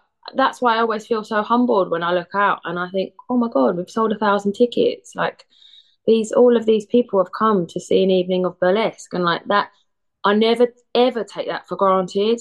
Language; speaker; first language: English; native; English